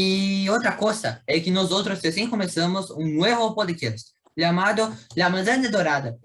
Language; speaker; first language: Spanish; non-native, learner; Portuguese